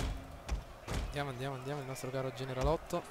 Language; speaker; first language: Italian; native; Italian